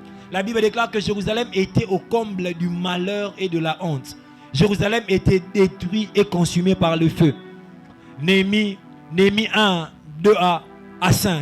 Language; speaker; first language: French; non-native, local second language; Lingala